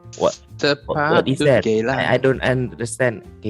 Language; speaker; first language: English; non-native, learner; Indonesian